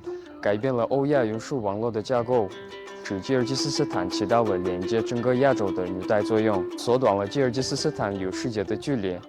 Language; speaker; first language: Chinese; early bilingual, heritage; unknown